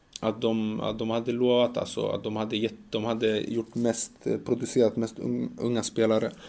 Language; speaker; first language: Swedish; early bilingual, other home language; Macedonian